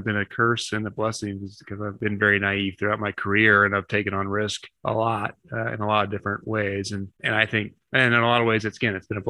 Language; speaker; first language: English; native; English